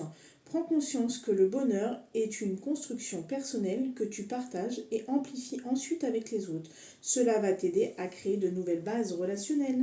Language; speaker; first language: French; native; French